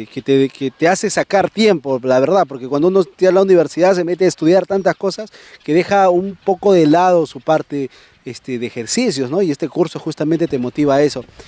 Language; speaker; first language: Spanish; native; Spanish